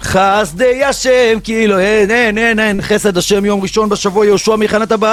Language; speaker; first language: Hebrew; native; Hebrew